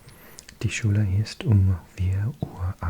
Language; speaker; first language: German; non-native, learner; English